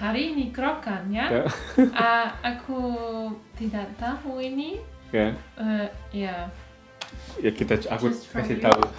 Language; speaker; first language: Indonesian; non-native, learner; German